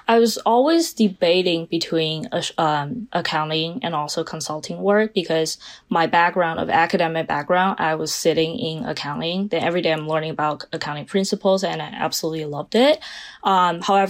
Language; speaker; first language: English; non-native, fluent; Chinese